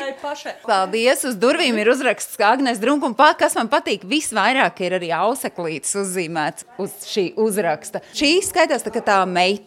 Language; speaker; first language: Latvian; native; Latvian